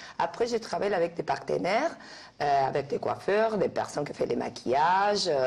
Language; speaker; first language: French; non-native, fluent; Spanish